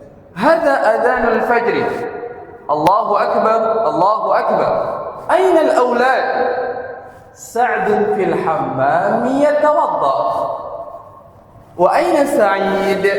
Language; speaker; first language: Arabic; non-native, fluent; Indonesian